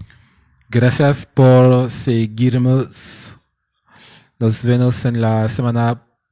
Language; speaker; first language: Spanish; non-native, fluent; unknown